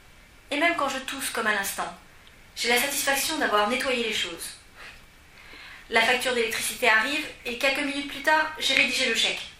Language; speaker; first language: French; native; French